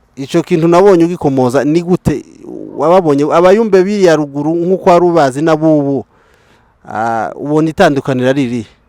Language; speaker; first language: Kinyarwanda; native; Kinyarwanda